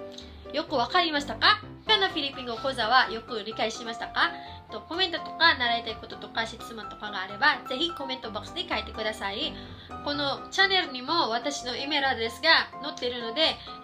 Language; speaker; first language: Japanese; non-native, fluent; Filipino